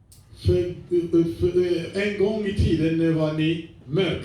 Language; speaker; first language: Swedish; non-native, fluent; French